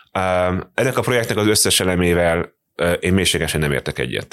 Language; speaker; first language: Hungarian; native; Hungarian